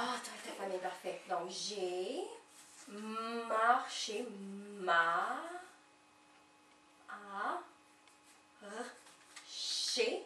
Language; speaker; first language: French; native; French